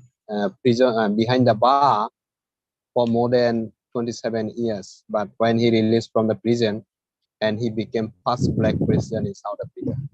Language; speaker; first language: English; non-native, fluent; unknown